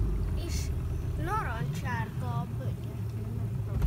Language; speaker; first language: Hungarian; non-native, learner; Italian